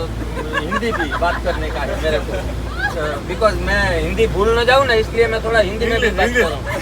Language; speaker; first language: Hindi; non-native, local second language; Gujarati